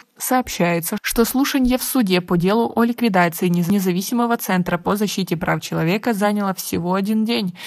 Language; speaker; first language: Russian; non-native, local second language; Tajik